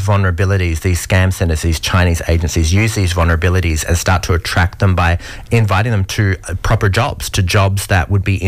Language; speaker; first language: English; native; English